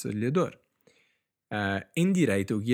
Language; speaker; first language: Portuguese; native; Portuguese